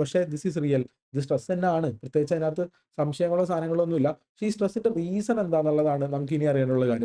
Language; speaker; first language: Malayalam; native; Malayalam